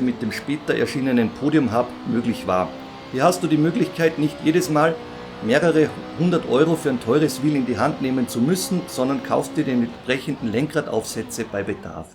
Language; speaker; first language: German; native; German